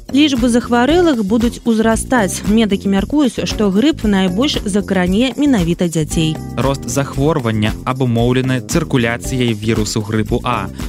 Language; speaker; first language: Belarusian; native; Belarusian